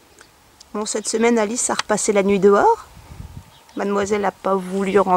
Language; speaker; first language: French; native; French